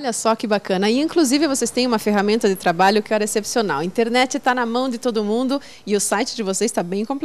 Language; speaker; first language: Portuguese; native; Portuguese